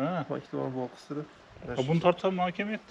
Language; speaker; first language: Turkish; non-native, learner; Kazakh